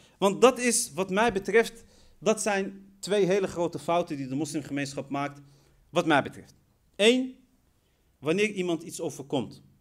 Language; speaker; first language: Dutch; early bilingual, other home language; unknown